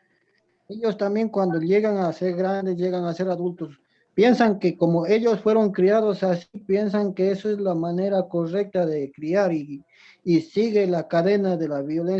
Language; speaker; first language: Spanish; native; Spanish